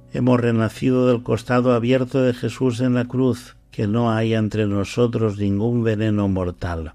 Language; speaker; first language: Spanish; native; Spanish